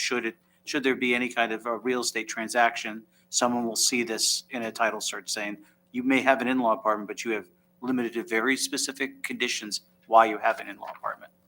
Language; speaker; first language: English; native; English